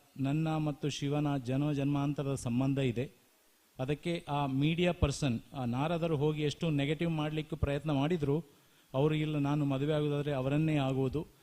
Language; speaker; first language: Kannada; non-native, local second language; Tulu